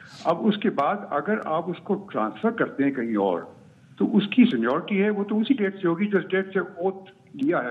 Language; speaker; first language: Urdu; native; Urdu